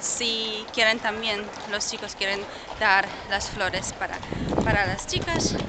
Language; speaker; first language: Spanish; non-native, fluent; Polish